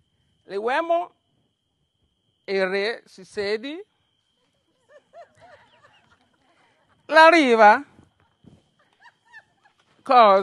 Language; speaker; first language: Italian; non-native, learner; Yoruba